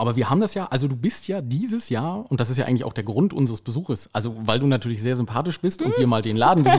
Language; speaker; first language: German; native; German